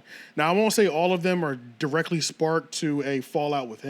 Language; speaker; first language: English; native; English